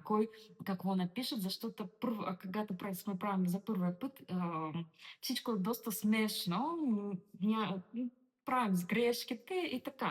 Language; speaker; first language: Bulgarian; non-native, learner; Russian